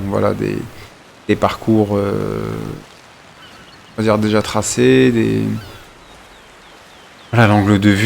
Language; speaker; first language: French; native; French